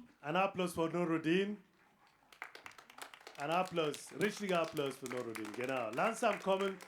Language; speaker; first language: German; non-native, fluent; Igbo